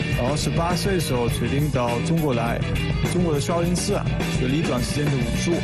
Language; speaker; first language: Chinese; non-native, fluent; Swiss German